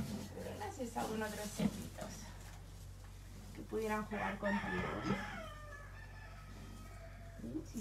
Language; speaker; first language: Spanish; native; Spanish